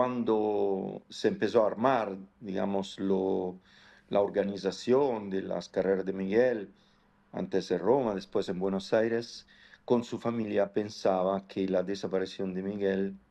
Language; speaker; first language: Spanish; non-native, fluent; Italian